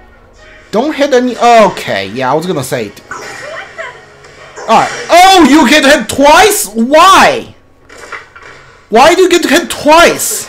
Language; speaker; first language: English; native; English